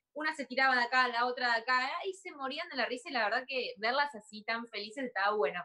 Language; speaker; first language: Spanish; native; Spanish